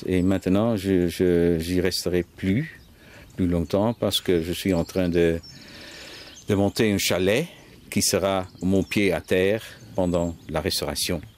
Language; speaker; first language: French; non-native, fluent; Dutch